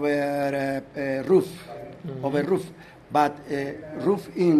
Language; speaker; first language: English; non-native, learner; Spanish